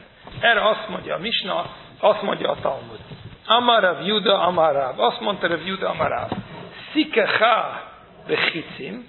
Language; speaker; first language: Hungarian; non-native, fluent; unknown